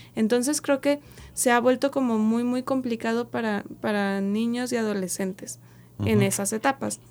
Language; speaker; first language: Spanish; native; Spanish